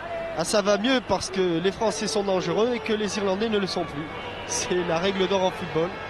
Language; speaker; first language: French; native; French